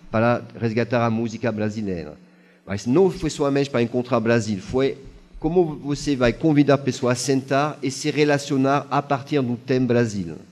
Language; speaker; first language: Portuguese; non-native, fluent; French